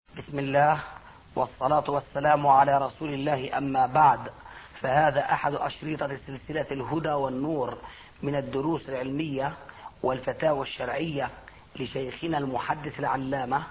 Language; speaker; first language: Arabic; native; Arabic